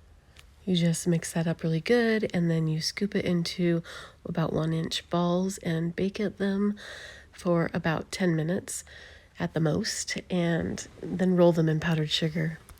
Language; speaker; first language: English; native; English